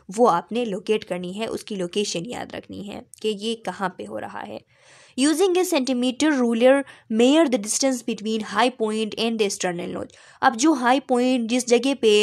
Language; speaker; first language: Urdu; non-native, local second language; Pashto